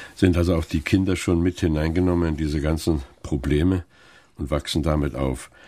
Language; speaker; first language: German; native; German